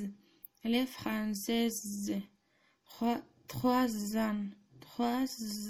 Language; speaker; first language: French; non-native, learner; Spanish